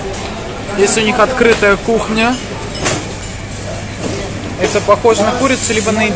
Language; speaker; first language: Russian; native; Russian